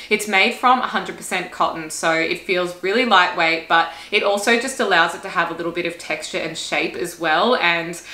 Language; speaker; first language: English; native; English